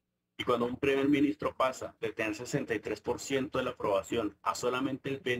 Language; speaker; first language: Spanish; native; Spanish